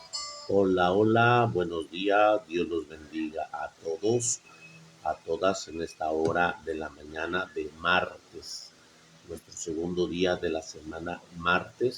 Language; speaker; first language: Spanish; native; Spanish